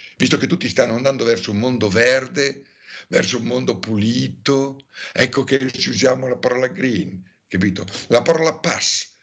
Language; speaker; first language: Italian; native; Italian